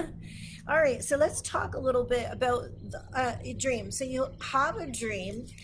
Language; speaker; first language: English; native; English